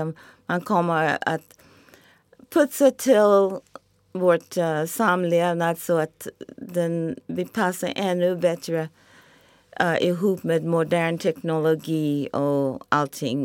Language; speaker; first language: Swedish; non-native, fluent; English